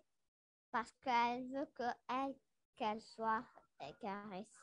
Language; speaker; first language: French; non-native, local second language; Arabic